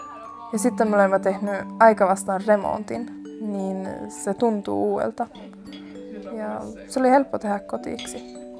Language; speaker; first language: Finnish; non-native, local second language; Swedish